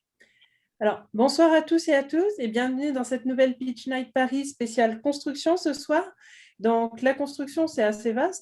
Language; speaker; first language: French; native; French